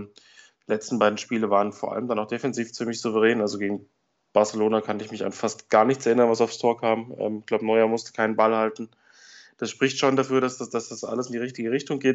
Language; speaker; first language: German; native; German